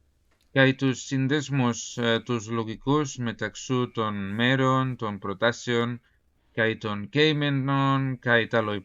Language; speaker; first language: Greek; non-native, fluent; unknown